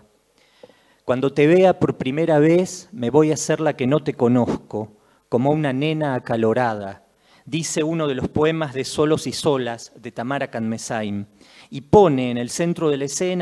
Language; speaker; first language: Spanish; native; Spanish